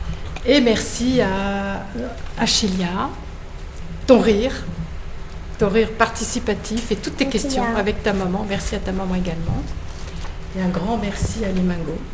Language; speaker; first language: French; native; French